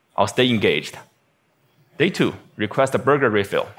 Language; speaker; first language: English; non-native, fluent; Chinese